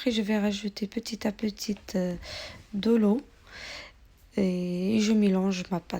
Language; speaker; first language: French; non-native, local second language; Arabic